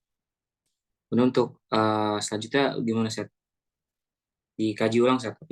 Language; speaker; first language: Indonesian; native; Indonesian